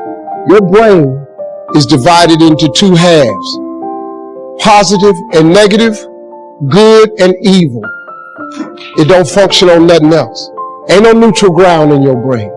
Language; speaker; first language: English; native; English